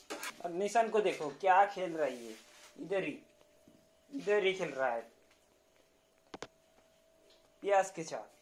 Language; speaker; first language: Hindi; non-native, local second language; Assamese